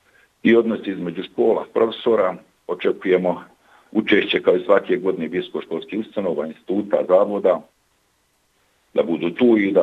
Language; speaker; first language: Bosnian; native; Bosnian